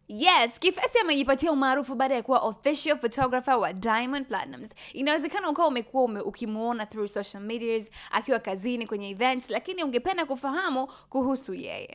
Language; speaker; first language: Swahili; native; Swahili